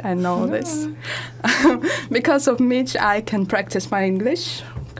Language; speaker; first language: English; non-native, learner; Russian